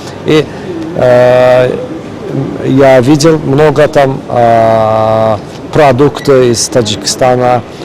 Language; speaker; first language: Russian; non-native, fluent; Azerbaijani